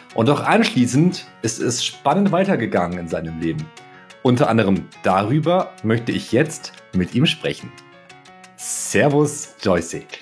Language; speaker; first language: German; native; German